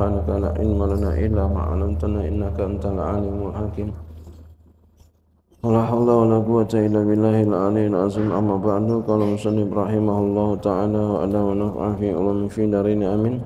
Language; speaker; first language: Arabic; non-native, fluent; Indonesian